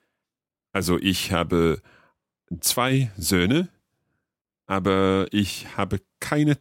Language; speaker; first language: German; non-native, learner; English